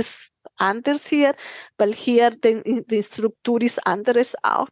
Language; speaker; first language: German; non-native, fluent; Spanish